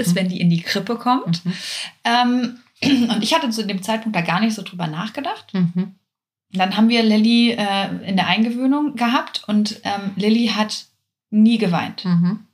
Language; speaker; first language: German; native; German